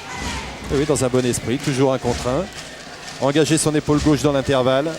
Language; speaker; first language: French; native; French